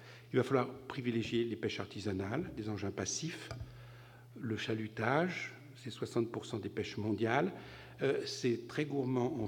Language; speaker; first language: French; native; French